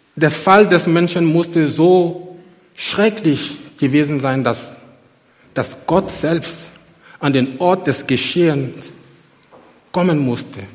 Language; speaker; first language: German; non-native, fluent; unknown